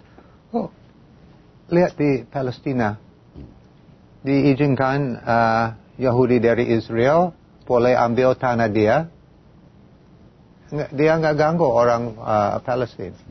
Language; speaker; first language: Indonesian; non-native, fluent; English